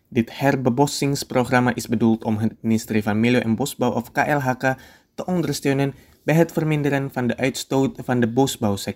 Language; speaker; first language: Dutch; non-native, fluent; Indonesian